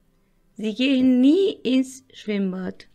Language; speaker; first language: German; non-native, fluent; Turkish